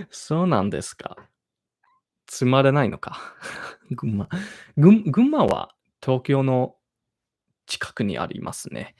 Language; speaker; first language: Japanese; non-native, learner; English